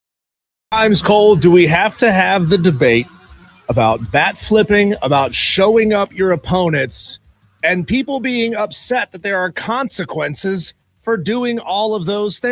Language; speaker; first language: English; native; English